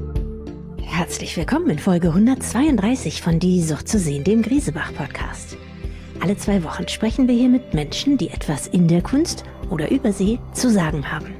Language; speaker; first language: German; native; German